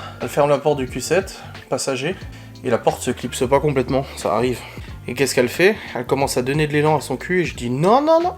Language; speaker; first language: French; native; French